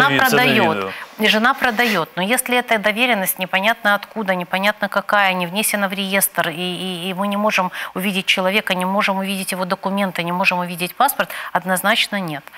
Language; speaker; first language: Russian; native; Russian